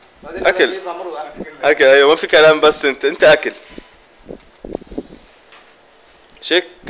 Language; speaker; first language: Arabic; non-native, learner; Tamil